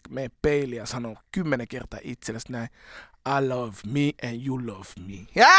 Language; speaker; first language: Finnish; early bilingual, other home language; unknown